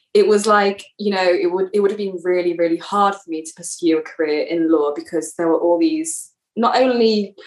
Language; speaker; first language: English; native; English